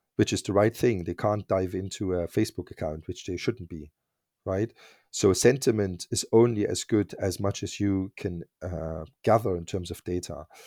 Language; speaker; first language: English; non-native, fluent; German